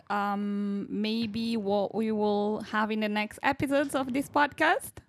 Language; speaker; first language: English; non-native, fluent; Italian